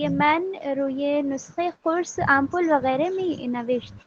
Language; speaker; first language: Persian; non-native, learner; Urdu